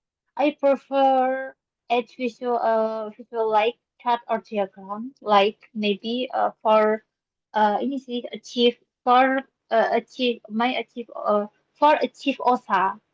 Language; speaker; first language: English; non-native, learner; Indonesian